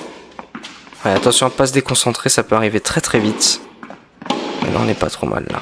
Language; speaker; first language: French; native; French